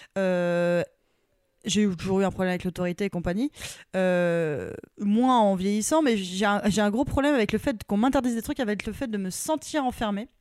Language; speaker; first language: French; native; French